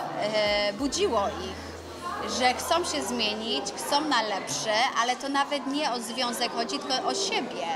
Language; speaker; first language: Polish; early bilingual, other home language; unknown